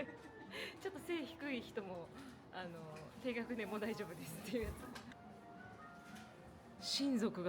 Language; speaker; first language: Japanese; native; Japanese